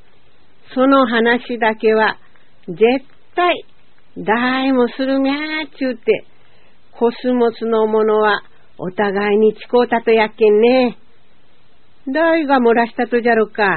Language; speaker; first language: Japanese; native; Japanese